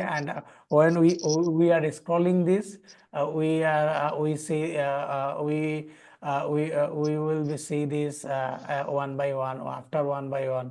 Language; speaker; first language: English; non-native, learner; Bangla